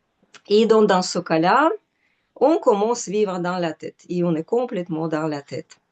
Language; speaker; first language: French; non-native, fluent; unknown